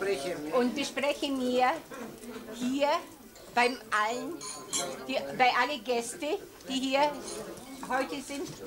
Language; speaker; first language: German; non-native, learner; Lithuanian